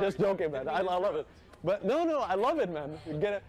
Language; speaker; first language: English; non-native, fluent; Dutch